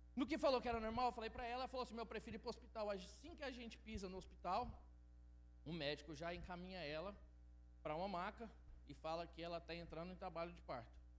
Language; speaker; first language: Portuguese; early bilingual, heritage; Portuguese